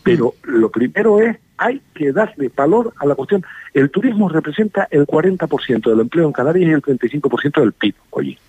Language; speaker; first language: Spanish; native; Spanish